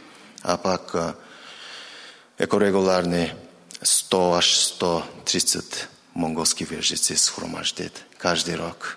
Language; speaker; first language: Czech; non-native, learner; Mongolian